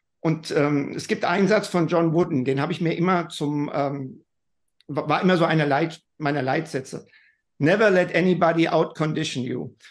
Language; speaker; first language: German; native; German